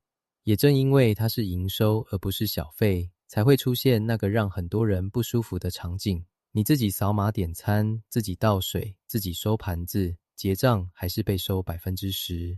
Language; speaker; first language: Chinese; native; Chinese